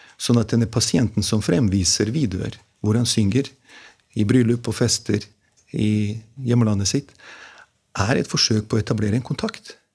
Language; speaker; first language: Norwegian; non-native, fluent; Bosnian